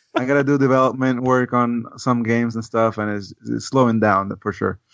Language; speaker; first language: English; non-native, fluent; Spanish